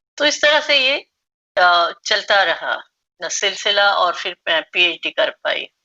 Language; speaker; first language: Hindi; non-native, local second language; Marathi